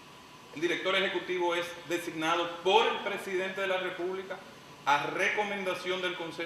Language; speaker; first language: Spanish; native; Spanish